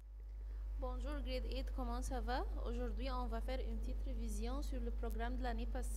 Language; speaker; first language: French; non-native, fluent; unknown